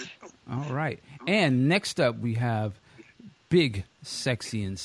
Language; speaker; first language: English; native; English